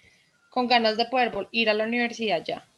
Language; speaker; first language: Spanish; native; Spanish